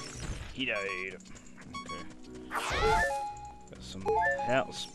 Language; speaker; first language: English; native; English